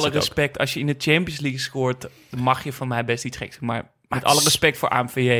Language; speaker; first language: Dutch; native; Dutch